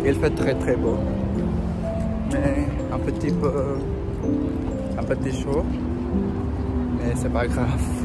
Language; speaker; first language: French; non-native, learner; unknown